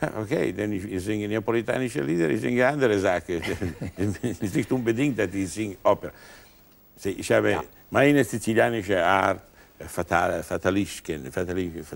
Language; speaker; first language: German; non-native, learner; Italian